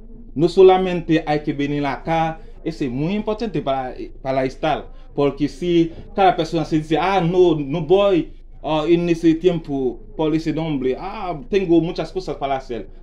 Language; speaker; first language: Spanish; non-native, learner; Haitian Creole